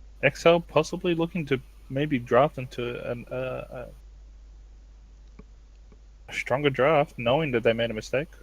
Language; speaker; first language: English; native; English